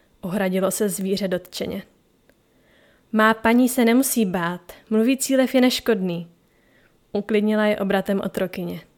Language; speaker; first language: Czech; native; Czech